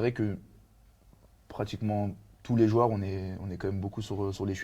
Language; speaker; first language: French; native; French